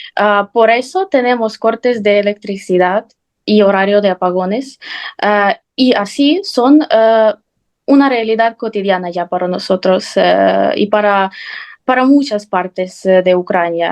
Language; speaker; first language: Spanish; non-native, fluent; Ukrainian